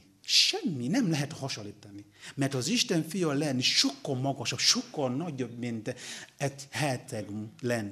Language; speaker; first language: Hungarian; non-native, learner; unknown